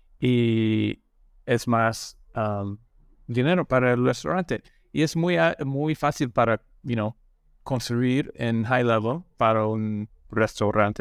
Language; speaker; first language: Spanish; non-native, learner; English